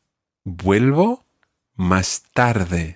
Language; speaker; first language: Spanish; non-native, fluent; English